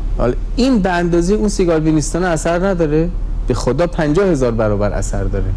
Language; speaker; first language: Persian; native; Persian